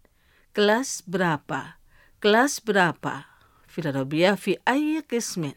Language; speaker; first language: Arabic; non-native, fluent; Indonesian